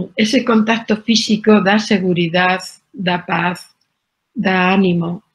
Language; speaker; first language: Spanish; native; Spanish